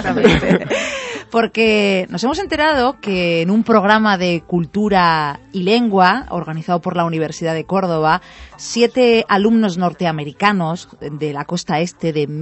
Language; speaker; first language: Spanish; native; Spanish